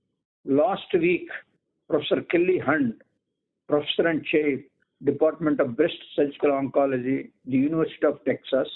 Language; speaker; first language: English; non-native, local second language; Telugu